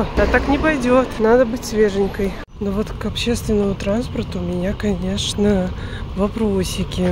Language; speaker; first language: Russian; native; Russian